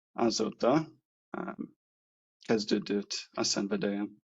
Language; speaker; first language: Hungarian; non-native, learner; English